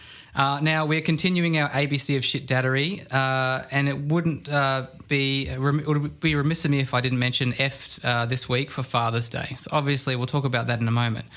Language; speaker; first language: English; native; English